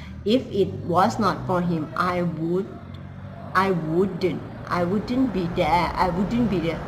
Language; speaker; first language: English; non-native, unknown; Thai